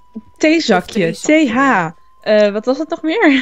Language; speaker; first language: Dutch; native; Dutch